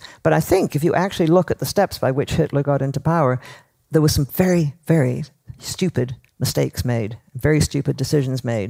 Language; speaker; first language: English; native; English